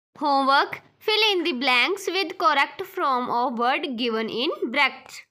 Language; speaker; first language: English; non-native, local second language; Punjabi